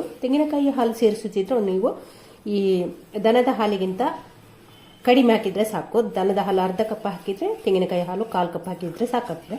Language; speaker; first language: Kannada; native; Kannada